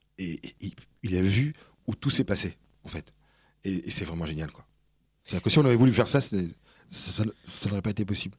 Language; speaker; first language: French; early bilingual, other home language; Spanish